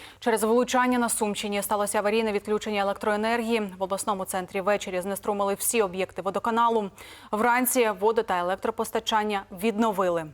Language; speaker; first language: Ukrainian; native; Ukrainian